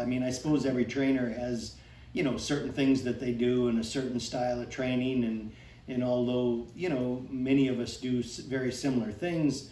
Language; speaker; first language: English; native; English